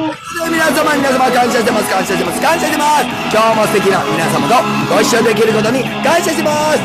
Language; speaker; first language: Japanese; native; Japanese